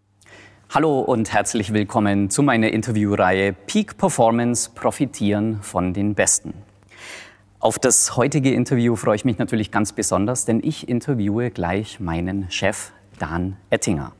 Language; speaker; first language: German; native; German